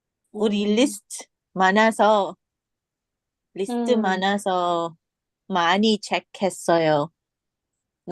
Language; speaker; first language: Korean; non-native, learner; English